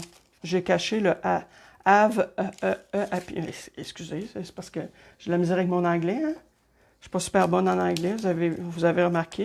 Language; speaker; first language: French; native; French